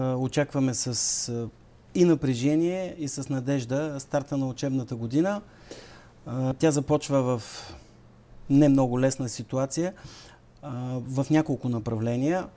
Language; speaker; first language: Bulgarian; native; Bulgarian